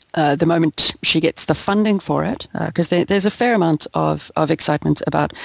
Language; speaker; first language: English; native; English